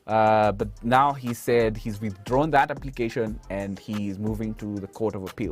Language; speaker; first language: English; non-native, local second language; Swahili